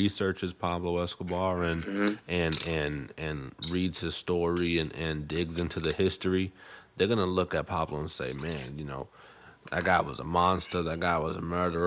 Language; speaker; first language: English; non-native, fluent; Spanish